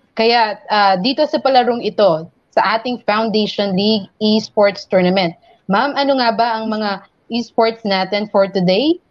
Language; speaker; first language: Filipino; non-native, local second language; Pampanga